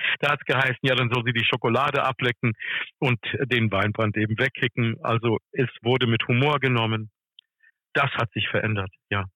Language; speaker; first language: German; early bilingual, other home language; English